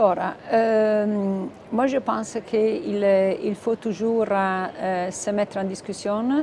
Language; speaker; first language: French; non-native, fluent; Italian